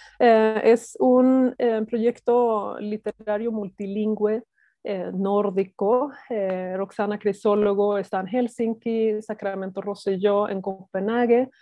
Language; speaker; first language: Spanish; non-native, fluent; Swedish